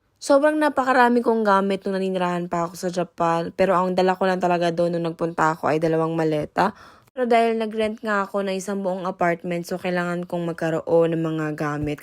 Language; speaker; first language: Filipino; native; Filipino